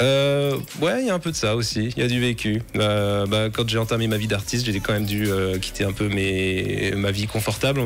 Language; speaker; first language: French; native; French